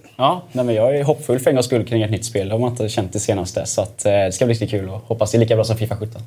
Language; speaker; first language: Swedish; native; Swedish